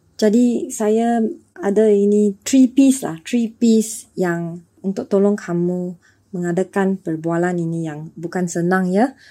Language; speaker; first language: Malay; non-native, local second language; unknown